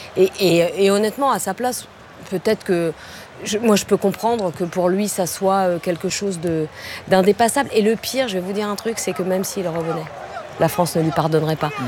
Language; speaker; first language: French; early bilingual, other home language; Italian